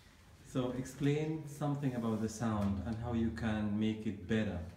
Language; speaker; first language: English; non-native, learner; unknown